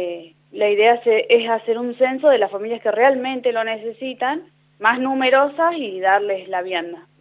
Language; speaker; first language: Spanish; native; Spanish